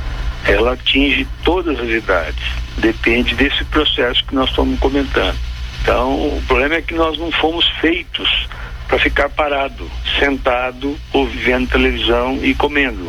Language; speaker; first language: Portuguese; native; Portuguese